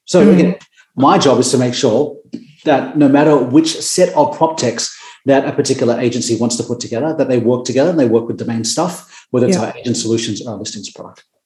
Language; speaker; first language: English; native; English